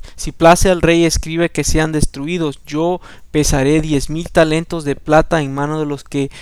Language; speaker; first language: Spanish; early bilingual, heritage; Spanish